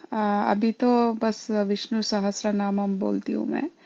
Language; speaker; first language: Hindi; non-native, local second language; Kannada